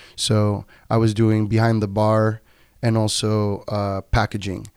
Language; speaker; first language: English; non-native, fluent; Spanish